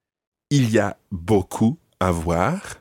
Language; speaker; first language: French; non-native, fluent; English